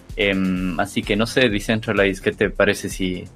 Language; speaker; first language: Spanish; native; Spanish